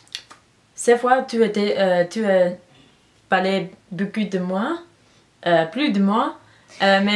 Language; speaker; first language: French; non-native, learner; English